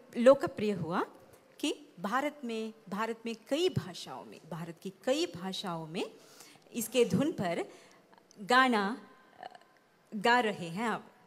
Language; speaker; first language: Hindi; non-native, fluent; Sinhala